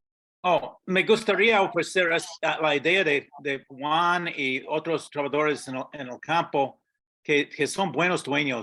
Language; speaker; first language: Spanish; non-native, fluent; English